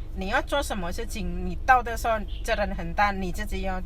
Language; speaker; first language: Chinese; non-native, fluent; Indonesian